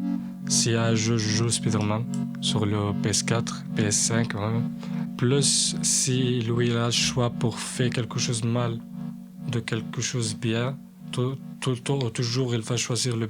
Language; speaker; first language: French; non-native, learner; Arabic